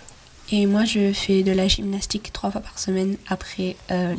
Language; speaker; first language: French; non-native, learner; Swedish